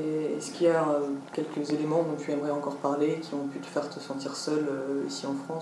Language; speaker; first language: French; non-native, fluent; Russian